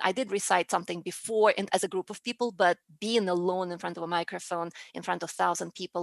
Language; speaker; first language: English; non-native, fluent; Russian